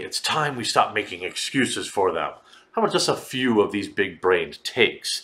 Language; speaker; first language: English; native; English